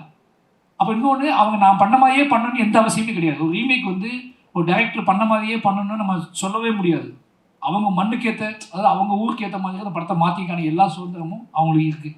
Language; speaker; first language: Tamil; native; Tamil